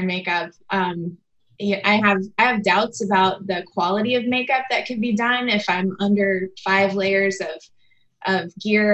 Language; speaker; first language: English; native; English